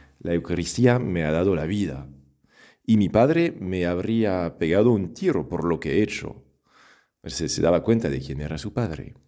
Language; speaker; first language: Spanish; non-native, fluent; French